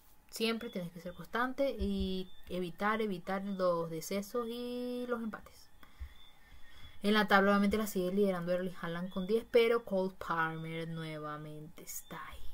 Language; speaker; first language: Spanish; native; Spanish